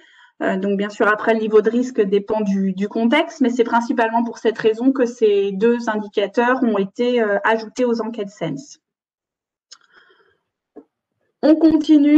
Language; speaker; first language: French; native; French